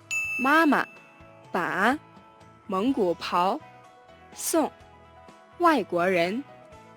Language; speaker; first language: Chinese; non-native, learner; Mongolian